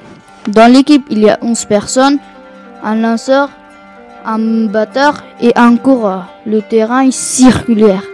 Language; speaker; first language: French; non-native, learner; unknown